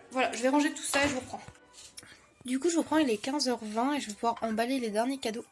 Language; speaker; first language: French; native; French